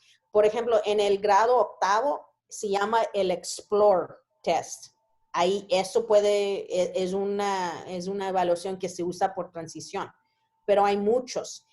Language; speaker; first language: Spanish; early bilingual, heritage; Spanish